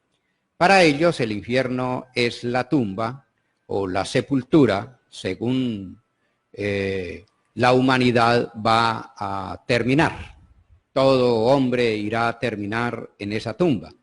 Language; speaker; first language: Spanish; native; Spanish